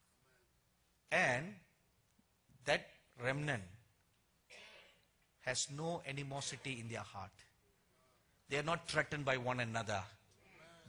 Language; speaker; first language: English; non-native, local second language; Tamil